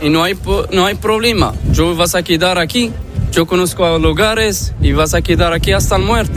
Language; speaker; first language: Spanish; non-native, learner; Arabic